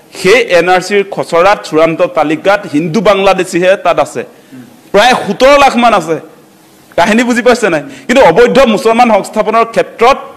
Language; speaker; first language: Assamese; non-native, local second language; Mising